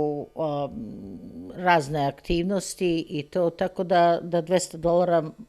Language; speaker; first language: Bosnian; early bilingual, heritage; Serbian